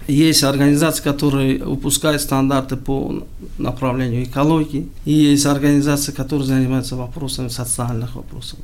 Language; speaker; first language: Russian; non-native, local second language; Tajik